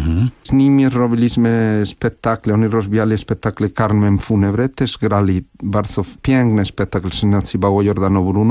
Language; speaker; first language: Polish; non-native, fluent; Spanish